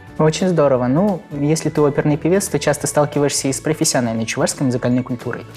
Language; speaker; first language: Russian; non-native, local second language; Chuvash